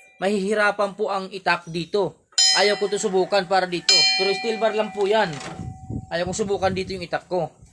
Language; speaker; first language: Filipino; non-native, local second language; Waray